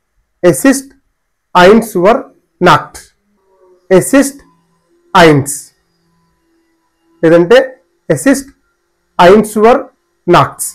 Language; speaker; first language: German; non-native, fluent; Telugu